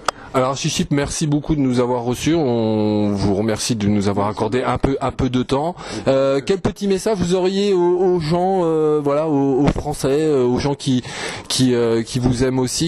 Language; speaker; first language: French; native; French